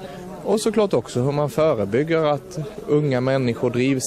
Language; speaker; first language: Swedish; native; Swedish